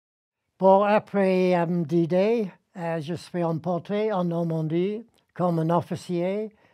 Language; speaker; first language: French; non-native, learner; English